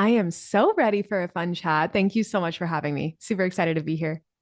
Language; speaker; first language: English; native; English